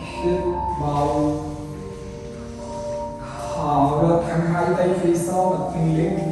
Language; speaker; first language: Vietnamese; non-native, learner; Hindi